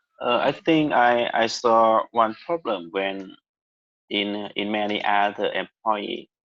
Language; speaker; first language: English; non-native, learner; Vietnamese